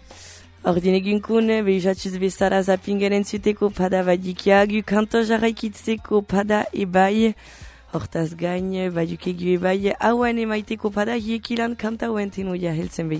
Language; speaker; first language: Basque; native; Basque